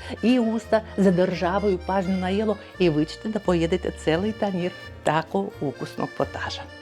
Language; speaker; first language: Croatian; non-native, fluent; Russian